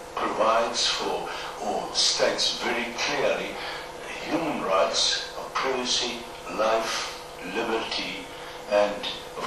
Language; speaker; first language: English; non-native, local second language; Afrikaans